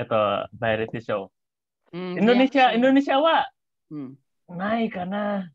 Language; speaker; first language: Japanese; non-native, learner; Indonesian